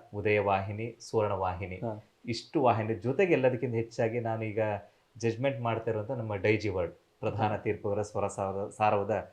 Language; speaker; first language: Kannada; native; Kannada